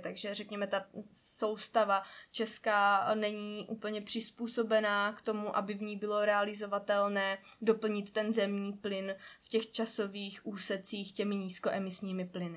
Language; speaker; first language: Czech; native; Czech